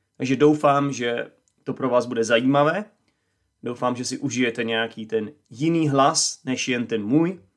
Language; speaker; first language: Czech; native; Czech